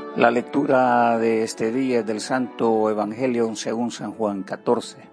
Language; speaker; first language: Spanish; native; Spanish